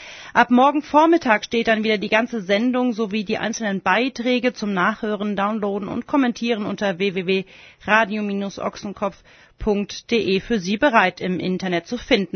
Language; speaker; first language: German; native; German